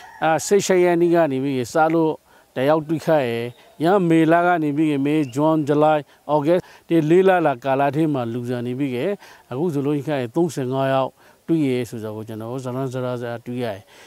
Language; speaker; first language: Burmese; native; Burmese